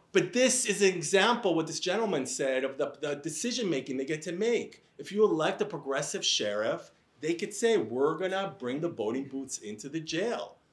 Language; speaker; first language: English; native; English